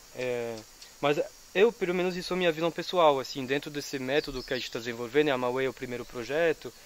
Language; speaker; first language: Portuguese; non-native, fluent; French